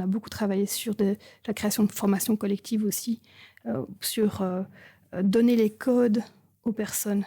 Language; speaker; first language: French; native; French